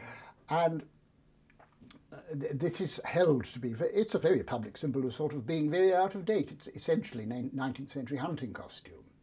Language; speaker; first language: English; native; English